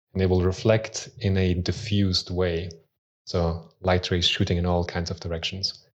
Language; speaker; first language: English; early bilingual, other home language; Swiss German